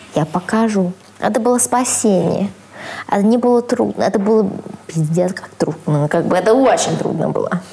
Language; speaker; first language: Russian; non-native, fluent; Chinese